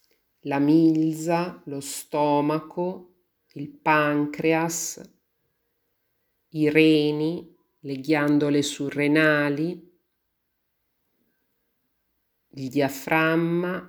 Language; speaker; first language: Italian; native; Italian